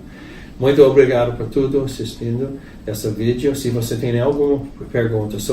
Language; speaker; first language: Portuguese; non-native, learner; English